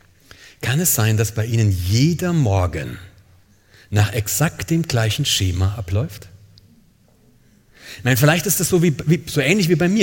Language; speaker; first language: German; native; German